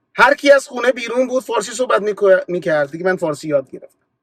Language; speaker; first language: Persian; early bilingual, other home language; Punjabi